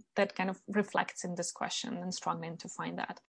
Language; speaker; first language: English; non-native, fluent; Ukrainian